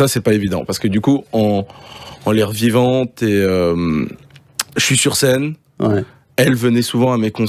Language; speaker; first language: French; native; French